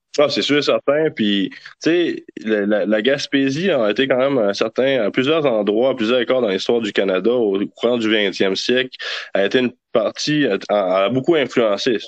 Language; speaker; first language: French; native; French